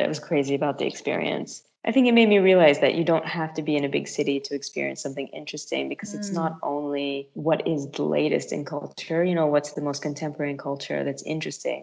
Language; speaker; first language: English; native; English